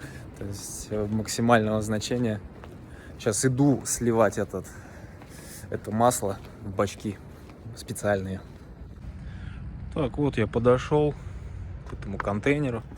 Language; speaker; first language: Russian; native; Russian